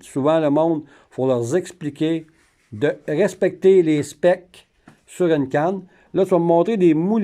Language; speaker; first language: French; native; French